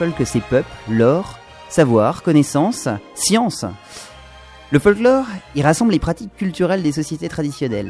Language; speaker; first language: French; native; French